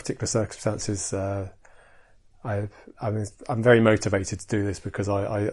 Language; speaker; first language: English; native; English